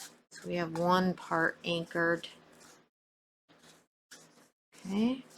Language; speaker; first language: English; native; English